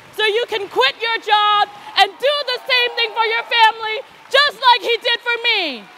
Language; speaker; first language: English; native; English